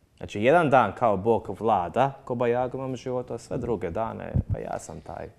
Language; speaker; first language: Croatian; native; Croatian